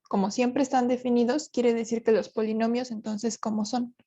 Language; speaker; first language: Spanish; native; Spanish